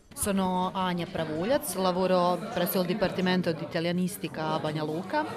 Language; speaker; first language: Italian; non-native, fluent; Bosnian